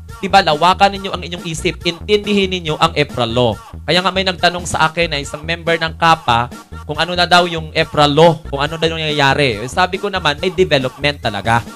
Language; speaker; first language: Filipino; non-native, local second language; Cebuano